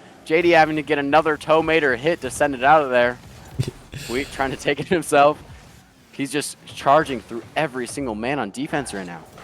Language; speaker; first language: English; native; English